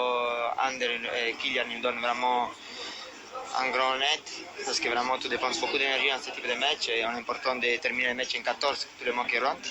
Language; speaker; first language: French; non-native, fluent; Italian